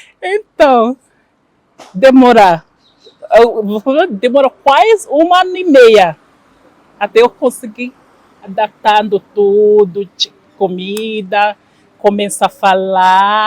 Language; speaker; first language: Portuguese; non-native, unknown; Igbo